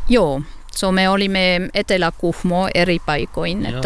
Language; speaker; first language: Finnish; non-native, learner; French